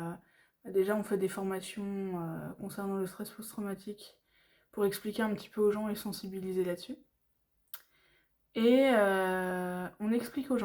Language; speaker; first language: French; native; French